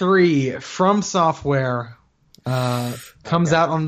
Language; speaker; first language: English; native; English